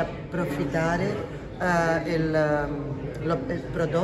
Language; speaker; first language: Italian; non-native, learner; Catalan